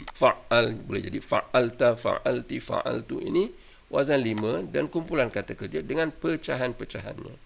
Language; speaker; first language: Malay; native; Malay